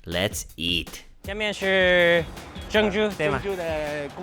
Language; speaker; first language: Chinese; non-native, fluent; English